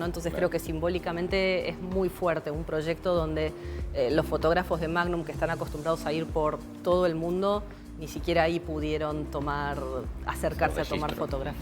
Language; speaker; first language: Spanish; native; Spanish